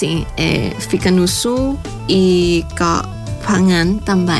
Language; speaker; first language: Portuguese; non-native, fluent; Thai